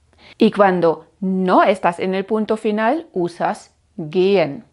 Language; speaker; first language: Spanish; non-native, fluent; German